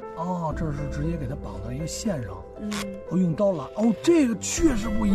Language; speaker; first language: Chinese; native; Chinese